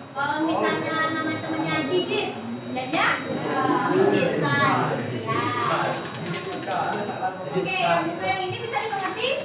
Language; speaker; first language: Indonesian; native; Indonesian